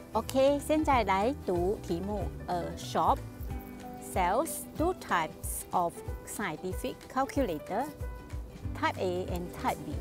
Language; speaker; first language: English; non-native, local second language; Chinese